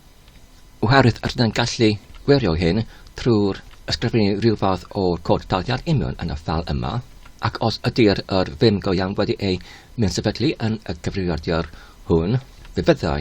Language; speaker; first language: Welsh; non-native, learner; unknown